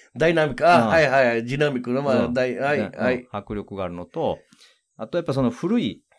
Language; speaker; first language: Japanese; native; Japanese